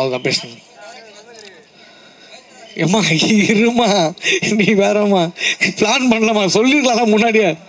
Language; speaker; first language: Tamil; native; Tamil